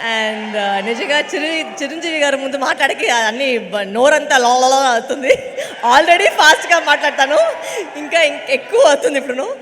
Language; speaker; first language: Telugu; non-native, fluent; Tamil